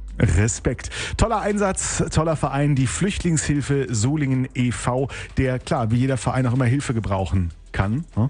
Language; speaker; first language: German; native; German